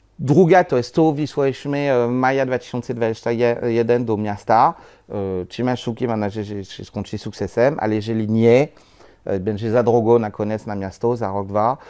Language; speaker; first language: Polish; non-native, learner; French